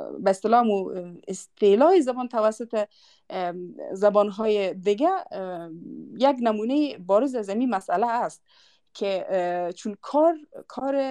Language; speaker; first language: Persian; non-native, local second language; Uzbek